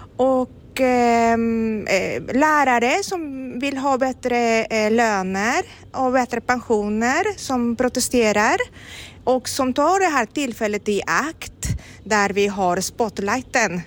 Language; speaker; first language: Swedish; non-native, fluent; Spanish